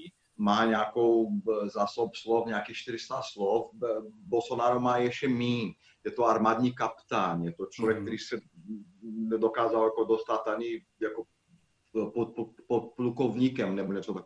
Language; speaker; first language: Czech; non-native, fluent; Portuguese